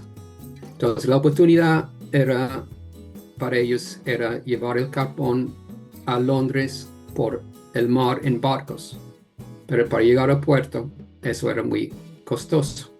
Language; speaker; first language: Spanish; non-native, fluent; English